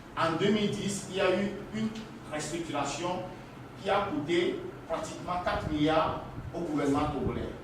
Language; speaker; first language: French; non-native, local second language; Ewe